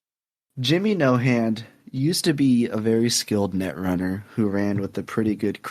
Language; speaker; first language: English; native; English